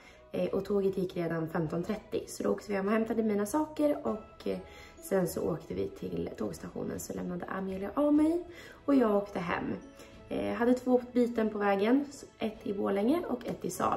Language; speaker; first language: Swedish; native; Swedish